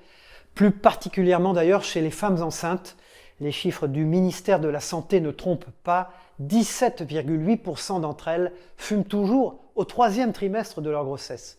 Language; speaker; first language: French; native; French